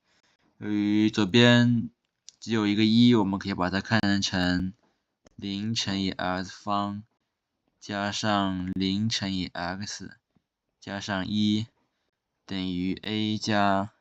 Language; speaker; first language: Chinese; native; Chinese